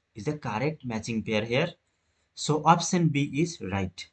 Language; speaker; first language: English; non-native, local second language; Bangla